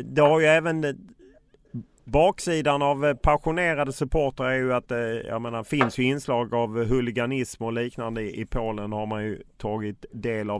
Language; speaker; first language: Swedish; native; Swedish